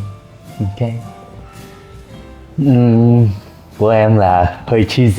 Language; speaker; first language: Vietnamese; non-native, learner; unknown